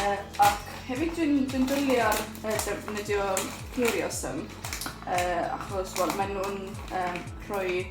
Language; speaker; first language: Welsh; non-native, learner; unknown